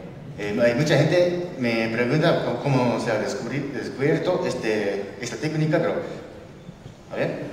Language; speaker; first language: Spanish; non-native, learner; Japanese